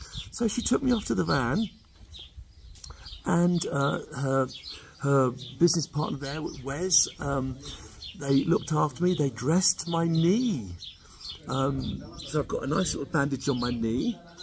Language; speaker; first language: English; native; English